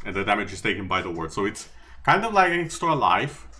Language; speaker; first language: English; non-native, fluent; Romanian